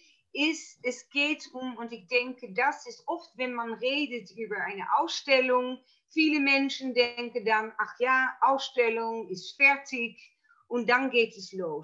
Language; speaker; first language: German; non-native, fluent; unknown